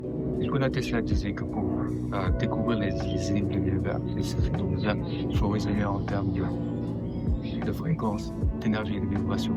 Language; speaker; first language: French; non-native, local second language; Wolof